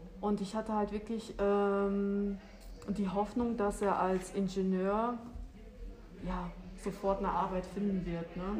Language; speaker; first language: German; early bilingual, other home language; Albanian